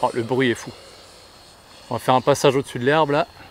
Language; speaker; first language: French; native; French